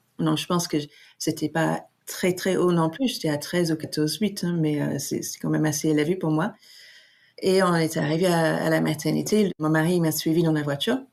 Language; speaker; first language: French; non-native, fluent; English